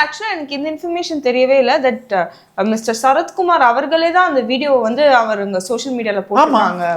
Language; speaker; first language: Tamil; native; Tamil